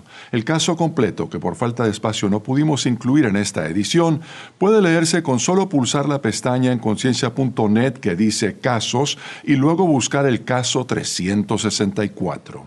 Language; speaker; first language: Spanish; native; Spanish